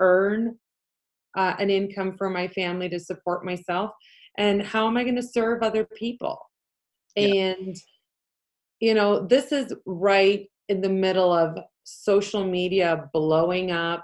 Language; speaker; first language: English; early bilingual, other home language; Polish